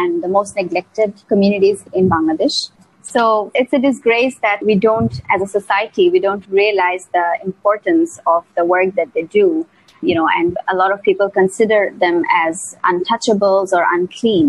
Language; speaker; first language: English; non-native, local second language; Bangla